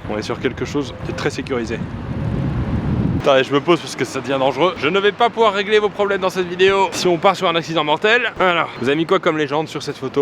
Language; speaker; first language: French; native; French